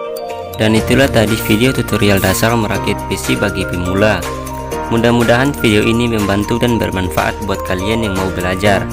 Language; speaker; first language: Indonesian; native; Indonesian